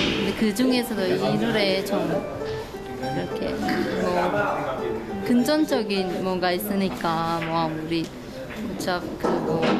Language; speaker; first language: Korean; non-native, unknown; Sinhala